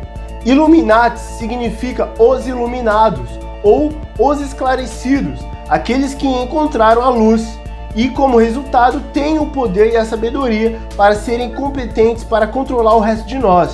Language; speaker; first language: Portuguese; native; Portuguese